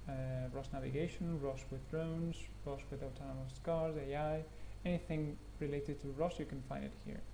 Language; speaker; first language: English; non-native, fluent; Spanish